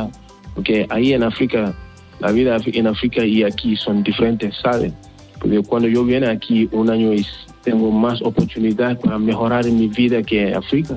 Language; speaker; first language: Spanish; non-native, learner; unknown